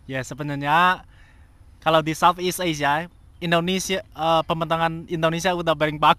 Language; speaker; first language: Indonesian; non-native, learner; Chinese